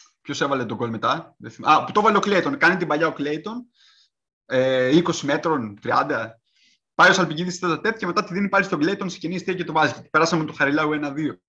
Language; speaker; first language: Greek; native; Greek